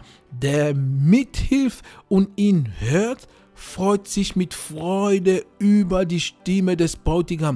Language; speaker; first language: German; non-native, fluent; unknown